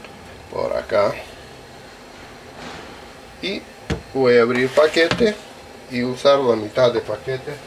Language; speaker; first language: Spanish; non-native, learner; Russian